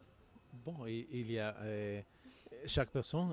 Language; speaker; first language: French; non-native, learner; Spanish